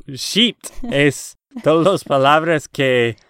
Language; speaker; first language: Spanish; non-native, learner; English